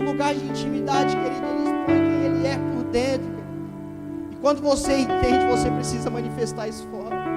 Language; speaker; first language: Portuguese; native; Portuguese